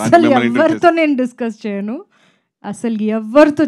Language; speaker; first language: Telugu; non-native, fluent; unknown